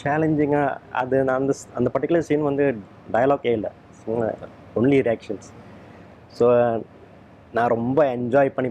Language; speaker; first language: Tamil; early bilingual, heritage; Tamil